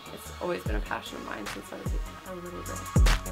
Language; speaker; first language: English; native; English